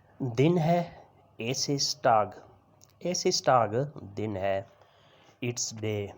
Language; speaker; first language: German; non-native, learner; Urdu